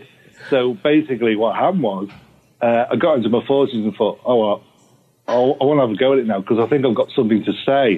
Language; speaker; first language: English; native; English